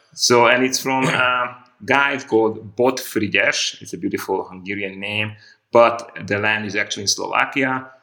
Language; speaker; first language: English; non-native, fluent; Hungarian